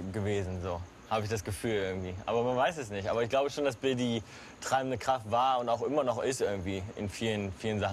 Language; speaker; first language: German; native; German